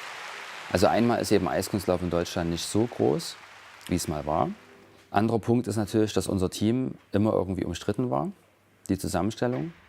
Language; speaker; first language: German; native; German